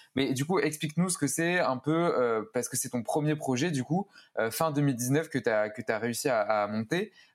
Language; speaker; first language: French; native; French